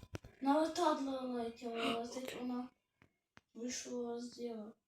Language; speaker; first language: Czech; non-native, learner; Ukrainian